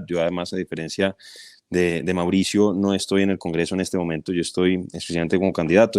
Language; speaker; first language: Spanish; native; Spanish